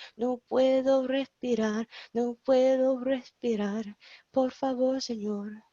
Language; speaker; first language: Spanish; non-native, fluent; English